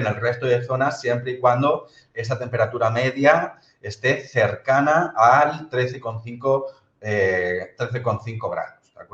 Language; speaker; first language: Spanish; native; Spanish